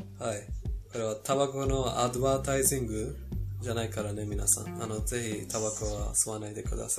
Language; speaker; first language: Japanese; non-native, fluent; Persian